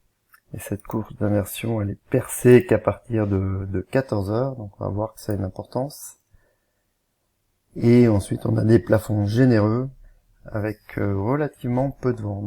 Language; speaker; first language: French; native; French